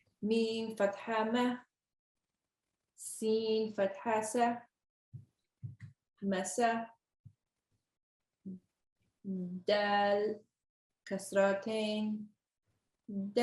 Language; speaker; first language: Arabic; non-native, learner; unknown